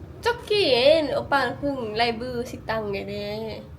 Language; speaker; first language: Korean; non-native, learner; Lao